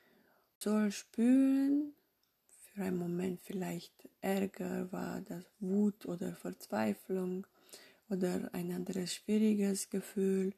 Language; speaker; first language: German; non-native, fluent; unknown